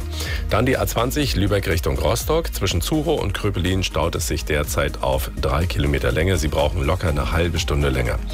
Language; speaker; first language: German; native; German